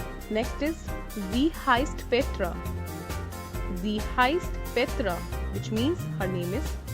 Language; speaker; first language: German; non-native, learner; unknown